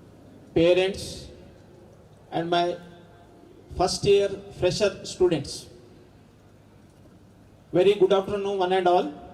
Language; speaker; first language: English; non-native, local second language; Telugu